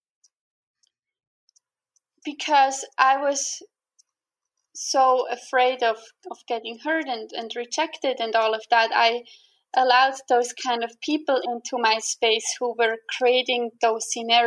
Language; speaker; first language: English; non-native, fluent; Swiss German